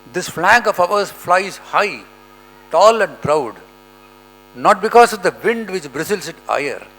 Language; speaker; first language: English; non-native, local second language; Tamil